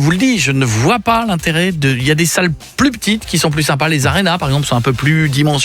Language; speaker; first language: French; native; French